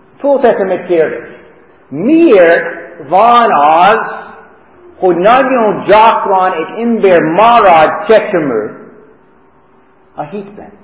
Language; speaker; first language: Hungarian; non-native, fluent; English